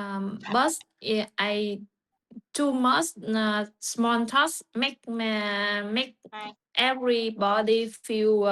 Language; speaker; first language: English; non-native, learner; Vietnamese